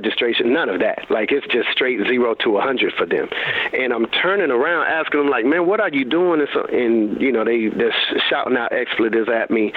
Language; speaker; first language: English; native; English